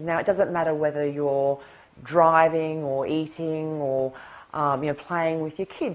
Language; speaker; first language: English; native; English